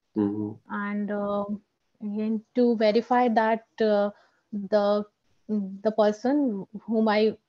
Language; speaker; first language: English; non-native, local second language; Hindi